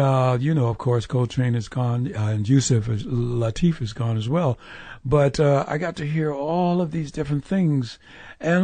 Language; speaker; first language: English; native; English